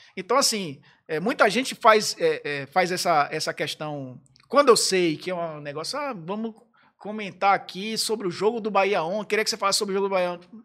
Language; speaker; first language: Portuguese; native; Portuguese